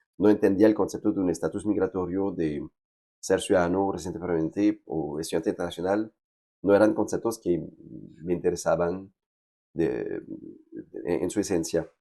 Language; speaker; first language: Spanish; non-native, fluent; French